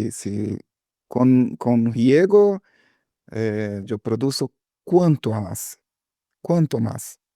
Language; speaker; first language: Spanish; non-native, learner; Portuguese